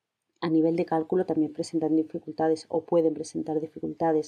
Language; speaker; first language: Spanish; native; Spanish